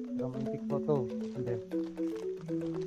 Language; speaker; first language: English; non-native, learner; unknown